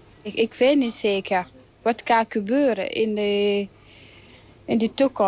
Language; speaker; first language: Dutch; non-native, learner; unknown